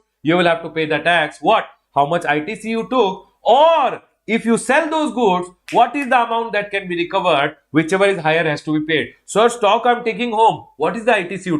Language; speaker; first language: English; non-native, local second language; Hindi